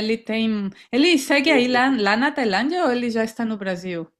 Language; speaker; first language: Portuguese; non-native, fluent; Spanish